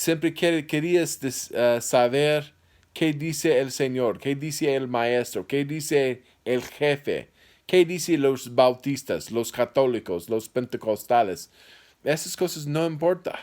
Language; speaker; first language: Spanish; non-native, fluent; English